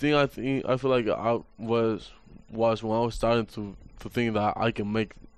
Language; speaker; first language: English; non-native, fluent; Spanish